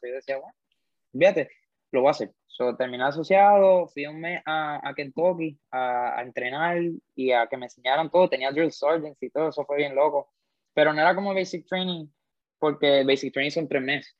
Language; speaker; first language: Spanish; native; Spanish